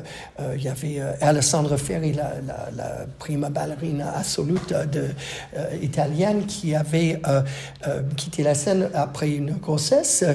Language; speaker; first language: French; non-native, fluent; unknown